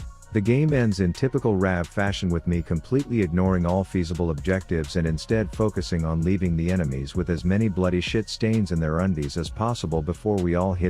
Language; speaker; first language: English; native; English